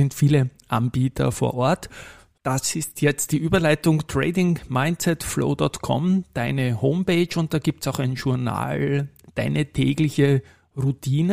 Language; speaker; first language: German; native; German